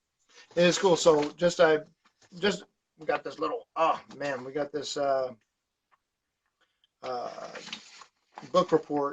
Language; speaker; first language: English; native; English